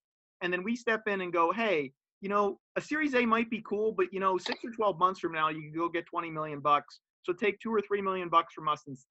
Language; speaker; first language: English; native; English